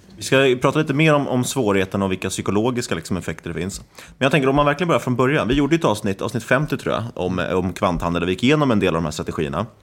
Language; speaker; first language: Swedish; native; Swedish